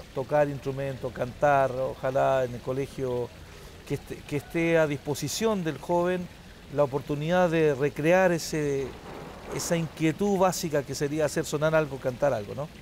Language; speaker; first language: Spanish; native; Spanish